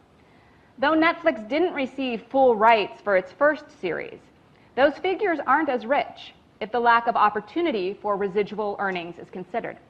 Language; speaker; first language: English; native; English